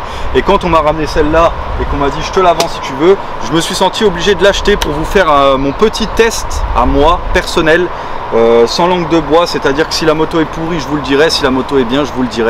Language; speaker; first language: French; native; French